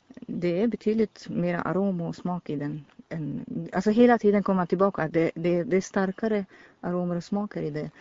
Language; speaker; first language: Swedish; non-native, fluent; Persian